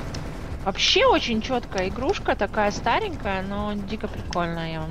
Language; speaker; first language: Russian; native; Russian